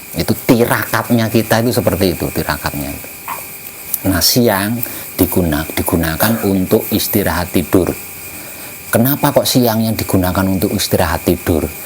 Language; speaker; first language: Indonesian; non-native, local second language; Javanese